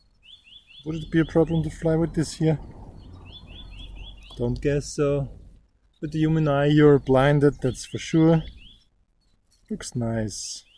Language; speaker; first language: English; non-native, fluent; German